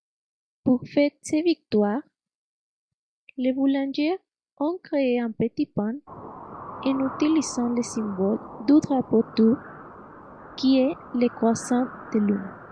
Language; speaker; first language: French; non-native, fluent; Spanish